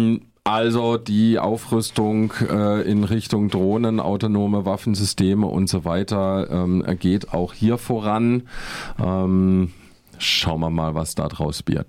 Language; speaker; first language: German; native; German